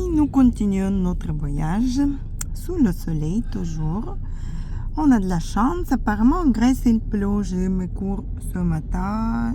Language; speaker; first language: French; non-native, fluent; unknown